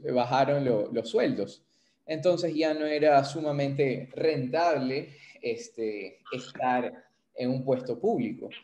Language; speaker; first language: Spanish; native; Spanish